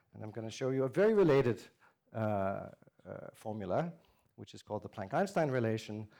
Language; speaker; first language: English; non-native, fluent; Danish